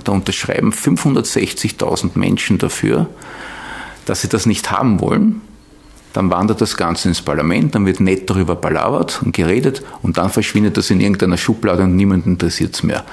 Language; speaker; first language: German; native; German